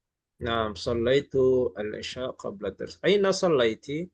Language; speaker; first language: Arabic; non-native, fluent; Malay